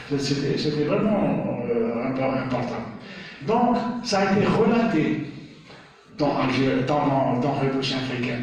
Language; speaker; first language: French; native; French